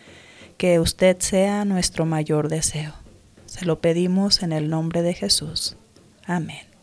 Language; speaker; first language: Spanish; native; Spanish